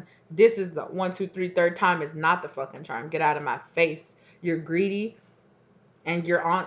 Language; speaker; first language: English; native; English